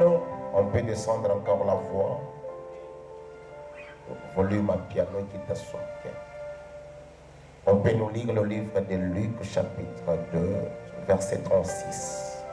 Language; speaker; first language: French; non-native, local second language; Lingala